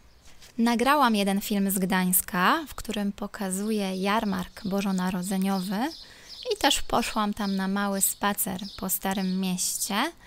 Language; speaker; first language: Polish; non-native, local second language; Ukrainian